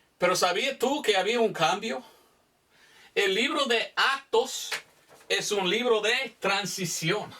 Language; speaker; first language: Spanish; non-native, fluent; English